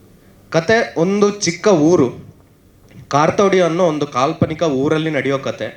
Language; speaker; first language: Kannada; native; Kannada